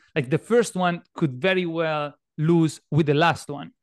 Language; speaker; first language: English; non-native, fluent; Italian